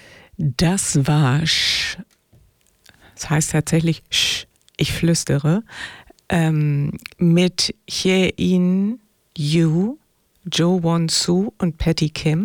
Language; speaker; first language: German; native; German